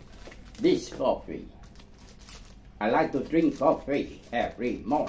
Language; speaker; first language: English; non-native, learner; Vietnamese